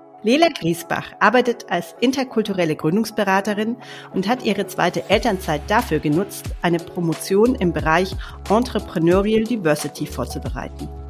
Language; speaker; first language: German; native; German